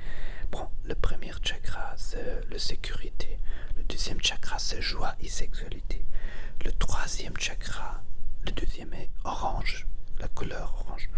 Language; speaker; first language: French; non-native, learner; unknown